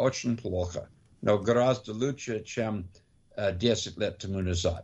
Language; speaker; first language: Russian; non-native, learner; English